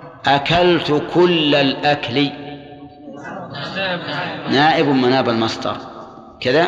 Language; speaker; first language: Arabic; native; Arabic